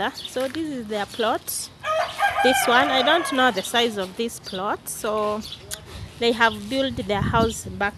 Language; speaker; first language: English; non-native, local second language; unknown